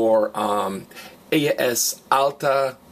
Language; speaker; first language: Spanish; non-native, fluent; English